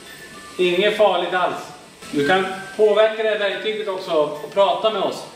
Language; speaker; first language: Swedish; native; Swedish